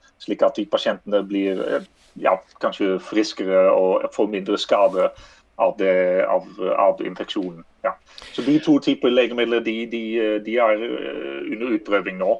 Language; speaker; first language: Norwegian; non-native, fluent; Dutch